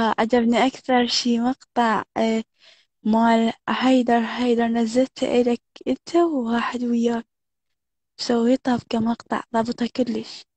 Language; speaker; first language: Arabic; non-native, local second language; Kurdish